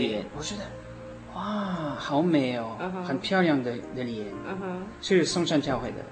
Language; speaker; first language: Chinese; non-native, learner; French